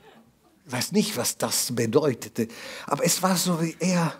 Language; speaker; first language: German; non-native, fluent; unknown